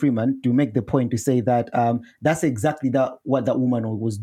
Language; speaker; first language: English; non-native, local second language; Nyanja